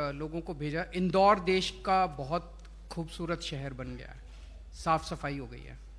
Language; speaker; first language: Hindi; native; Hindi